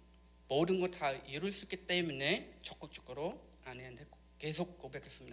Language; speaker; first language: Korean; non-native, learner; Khmer